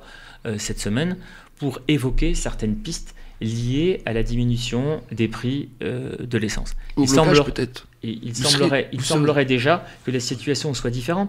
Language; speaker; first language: French; native; French